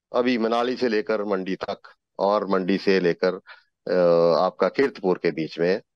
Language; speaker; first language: Hindi; native; Hindi